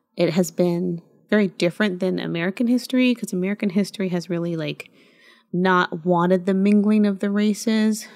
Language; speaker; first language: English; early bilingual, other home language; Spanish